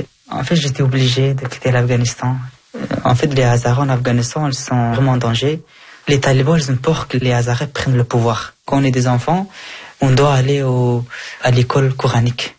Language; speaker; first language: French; non-native, fluent; Persian